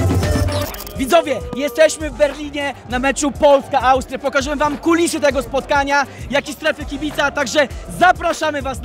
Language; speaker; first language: Polish; native; Polish